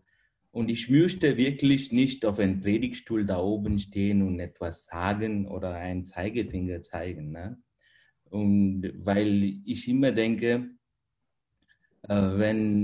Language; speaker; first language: German; non-native, fluent; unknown